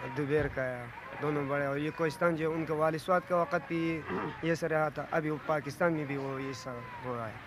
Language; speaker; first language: Urdu; non-native, local second language; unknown